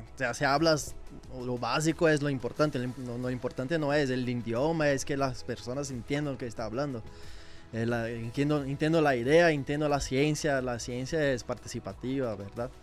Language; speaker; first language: Spanish; non-native, learner; Portuguese